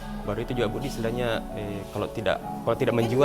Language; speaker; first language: Indonesian; native; Indonesian